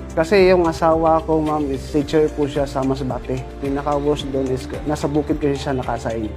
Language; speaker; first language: Filipino; non-native, local second language; Cebuano